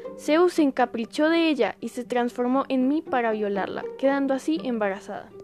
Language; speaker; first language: Spanish; native; Spanish